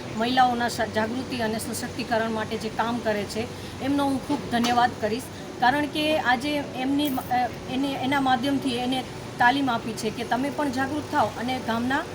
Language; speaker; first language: Gujarati; native; Gujarati